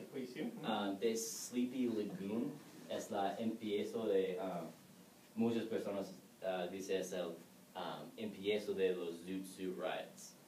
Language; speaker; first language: Spanish; non-native, learner; English